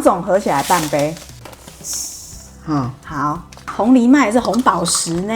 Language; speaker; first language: Chinese; native; Chinese